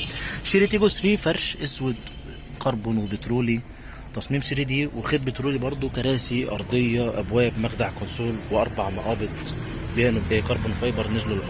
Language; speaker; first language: Arabic; native; Arabic